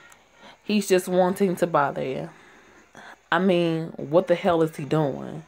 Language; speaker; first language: English; native; English